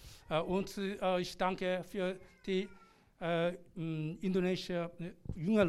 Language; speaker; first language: German; non-native, learner; Korean